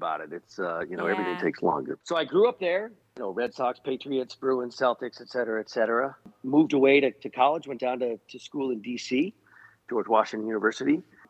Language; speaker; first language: English; native; English